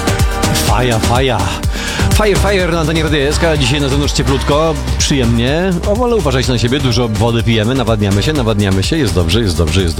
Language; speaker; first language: Polish; native; Polish